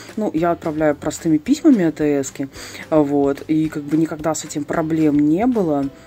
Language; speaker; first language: Russian; native; Russian